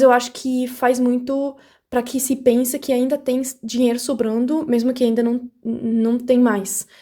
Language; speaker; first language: Portuguese; non-native, fluent; German